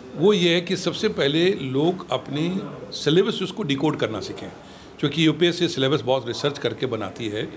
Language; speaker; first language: Hindi; native; Hindi